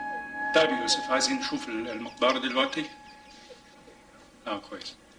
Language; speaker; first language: Arabic; non-native, fluent; English